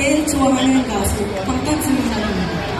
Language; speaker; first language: Korean; non-native, learner; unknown